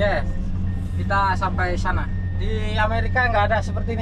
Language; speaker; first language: Indonesian; native; Indonesian